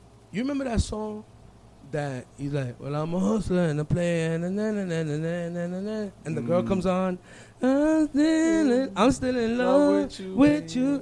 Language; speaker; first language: English; native; English